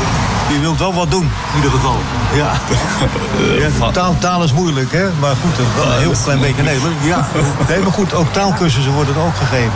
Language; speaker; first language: Dutch; native; Dutch